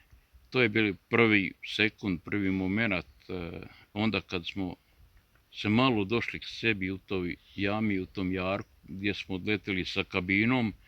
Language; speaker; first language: Croatian; native; Croatian